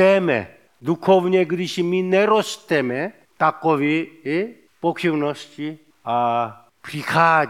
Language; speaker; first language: Czech; non-native, fluent; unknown